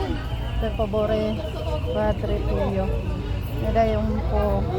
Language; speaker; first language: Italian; non-native, learner; Filipino